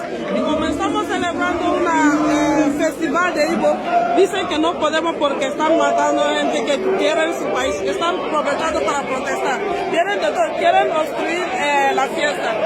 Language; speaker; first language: Spanish; non-native, learner; Igbo